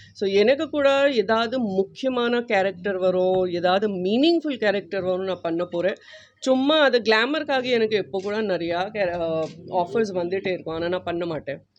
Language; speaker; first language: Tamil; non-native, learner; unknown